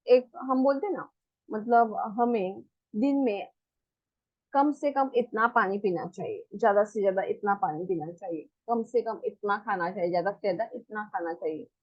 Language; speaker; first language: Hindi; non-native, local second language; Marathi